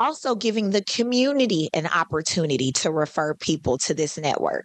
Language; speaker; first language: English; native; English